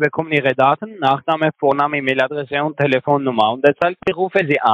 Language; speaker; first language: German; non-native, learner; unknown